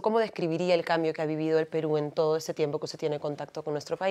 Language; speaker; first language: Spanish; native; Spanish